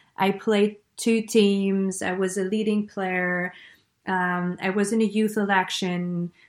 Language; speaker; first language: English; non-native, fluent; German